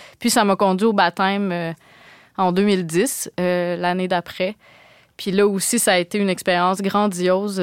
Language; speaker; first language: French; native; French